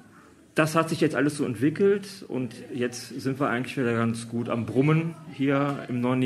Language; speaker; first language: German; native; German